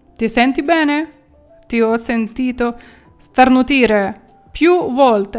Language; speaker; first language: Italian; non-native, fluent; Ukrainian